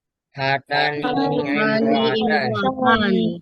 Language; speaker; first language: Arabic; non-native, learner; Indonesian